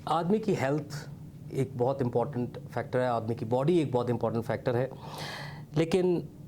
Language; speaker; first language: Hindi; non-native, local second language; Punjabi